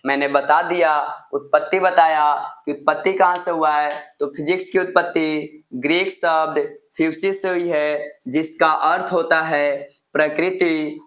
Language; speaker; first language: Hindi; native; Hindi